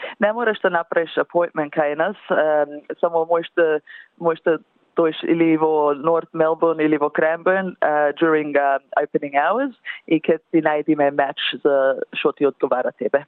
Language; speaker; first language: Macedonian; early bilingual, heritage; English